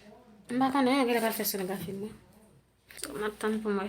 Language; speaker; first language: French; non-native, local second language; Haitian Creole